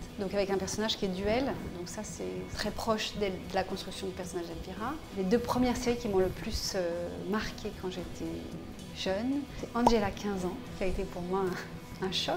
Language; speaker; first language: French; native; French